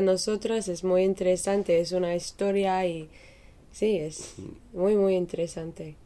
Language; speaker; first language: Spanish; non-native, fluent; English